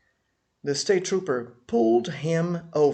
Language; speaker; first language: English; non-native, fluent; Portuguese